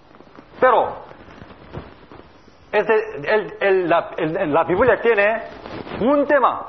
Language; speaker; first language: Spanish; non-native, learner; Korean